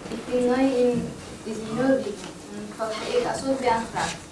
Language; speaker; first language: German; non-native, learner; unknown